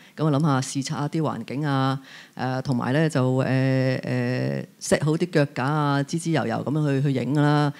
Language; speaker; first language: Cantonese; native; Cantonese